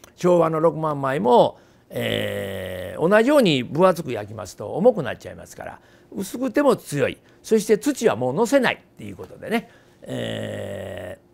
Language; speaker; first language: Japanese; native; Japanese